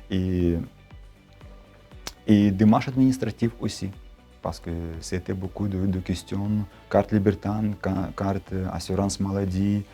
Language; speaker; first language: French; non-native, learner; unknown